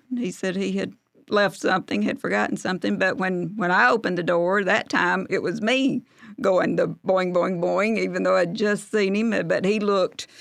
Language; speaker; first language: English; native; English